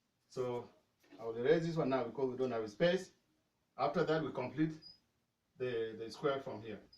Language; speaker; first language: English; non-native, fluent; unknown